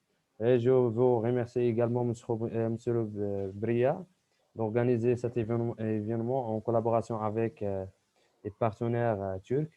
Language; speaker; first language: French; non-native, local second language; Arabic